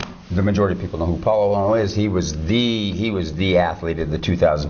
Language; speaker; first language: English; native; English